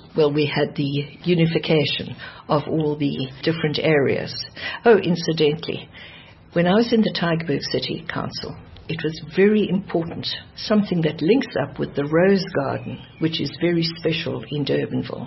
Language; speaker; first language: English; early bilingual, other home language; Dutch